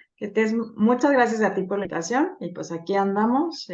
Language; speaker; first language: Spanish; native; Spanish